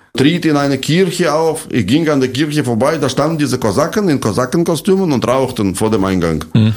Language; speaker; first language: German; non-native, fluent; Russian